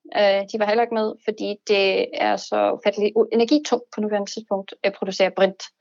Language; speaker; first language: Danish; non-native, fluent; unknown